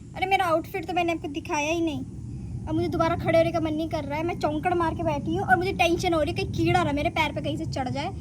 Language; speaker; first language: Hindi; native; Hindi